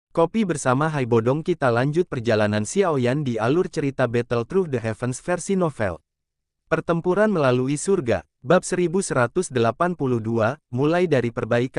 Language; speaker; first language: Indonesian; native; Indonesian